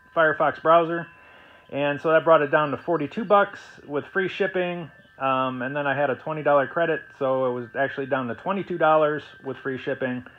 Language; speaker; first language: English; native; English